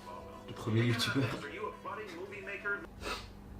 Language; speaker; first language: French; native; French